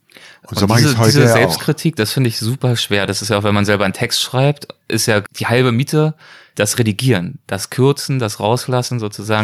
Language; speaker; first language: German; native; German